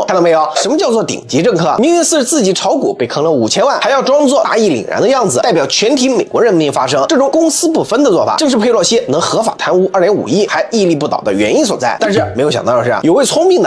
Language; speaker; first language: Chinese; native; Chinese